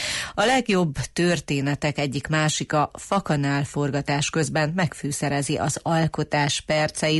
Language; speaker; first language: Hungarian; native; Hungarian